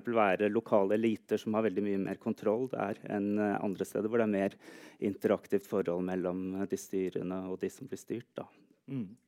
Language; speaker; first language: Norwegian; native; Norwegian